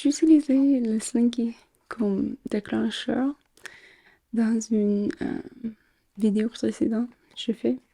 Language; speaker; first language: French; non-native, fluent; English